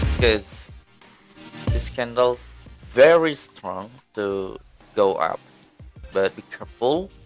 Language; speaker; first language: English; non-native, learner; Indonesian